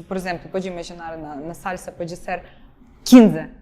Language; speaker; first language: Portuguese; non-native, fluent; Ukrainian